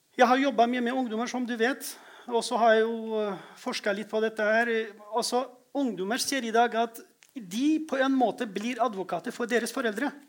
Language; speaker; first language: Norwegian; non-native, fluent; Kurdish